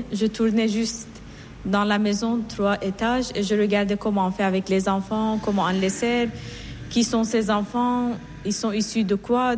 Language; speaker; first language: French; non-native, fluent; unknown